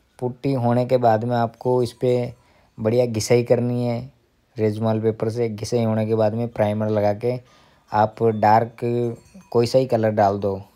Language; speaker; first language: Hindi; native; Hindi